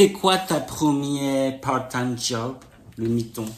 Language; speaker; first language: French; non-native, learner; Japanese